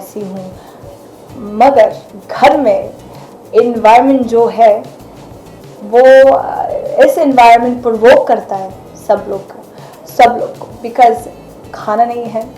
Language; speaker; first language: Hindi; non-native, fluent; Arabic